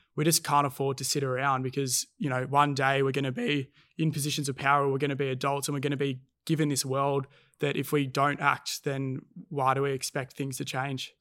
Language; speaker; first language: English; native; English